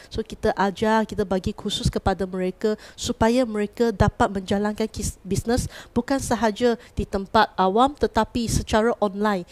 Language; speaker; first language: Malay; non-native, local second language; Chinese